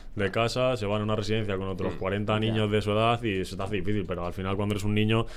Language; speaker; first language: Spanish; native; Spanish